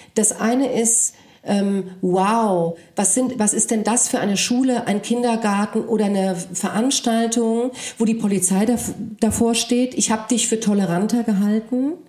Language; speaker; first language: German; early bilingual, other home language; Polish